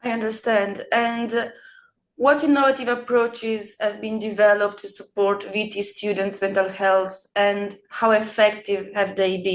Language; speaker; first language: English; non-native, fluent; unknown